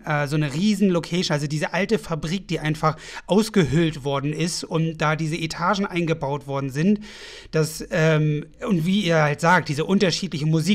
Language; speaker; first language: German; native; German